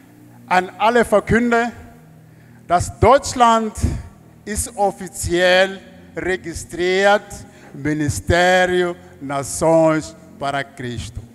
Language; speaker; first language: German; non-native, learner; Portuguese